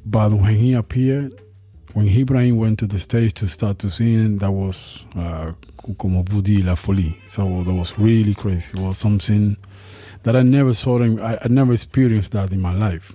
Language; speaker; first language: English; non-native, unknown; Spanish